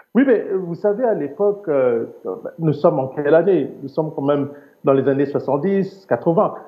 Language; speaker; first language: French; native; French